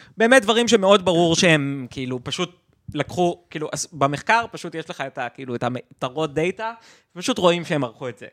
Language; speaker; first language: Hebrew; native; Hebrew